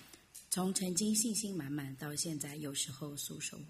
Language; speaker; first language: Chinese; native; Chinese